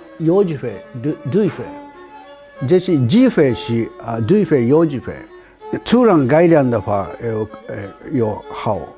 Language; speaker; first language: Chinese; non-native, learner; Japanese